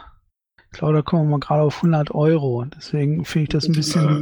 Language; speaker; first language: German; native; German